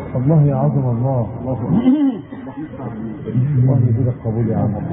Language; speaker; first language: Arabic; native; Arabic